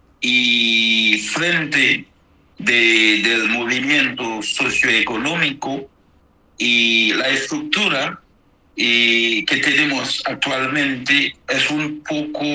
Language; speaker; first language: Spanish; non-native, fluent; Haitian Creole